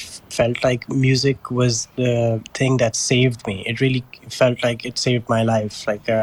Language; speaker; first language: English; non-native, local second language; Urdu